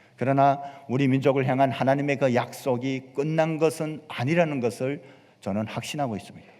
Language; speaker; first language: Korean; native; Korean